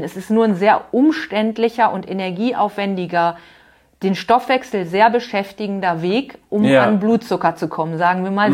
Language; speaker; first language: German; native; German